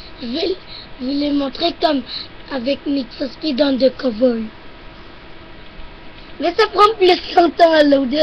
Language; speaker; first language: French; non-native, local second language; English